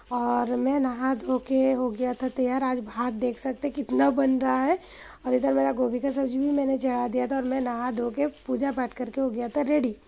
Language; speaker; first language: Hindi; non-native, local second language; Bangla